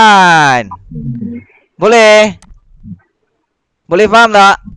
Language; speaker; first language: Malay; native; Malay